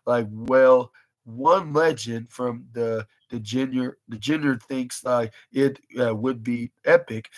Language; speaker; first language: English; native; English